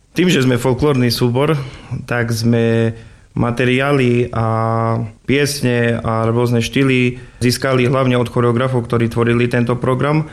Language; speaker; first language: Slovak; non-native, local second language; Rusyn